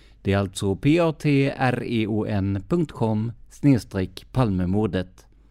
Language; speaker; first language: Swedish; native; Swedish